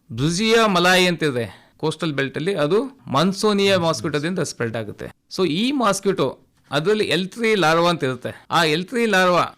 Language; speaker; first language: Kannada; native; Kannada